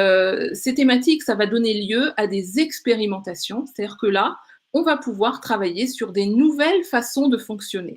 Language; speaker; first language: French; native; French